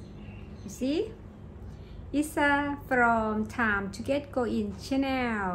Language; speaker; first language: English; non-native, learner; Thai